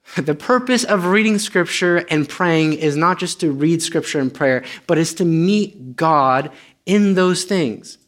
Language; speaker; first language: English; non-native, fluent; Romanian